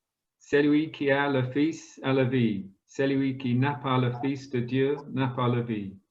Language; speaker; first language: French; non-native, fluent; English